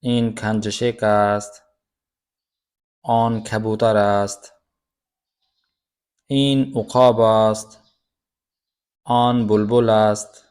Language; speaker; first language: Persian; non-native, fluent; Urdu